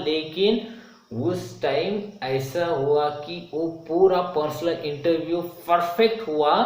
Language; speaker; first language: Hindi; non-native, local second language; Marathi